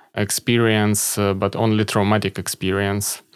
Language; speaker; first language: English; non-native, fluent; Ukrainian